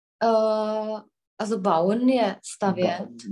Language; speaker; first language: German; non-native, learner; Czech